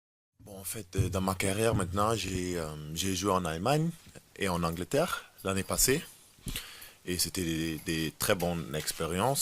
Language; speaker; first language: French; non-native, fluent; German